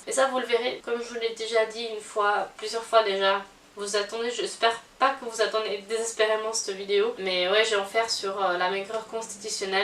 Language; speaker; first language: French; native; French